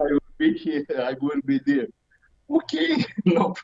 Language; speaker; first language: English; non-native, learner; Romanian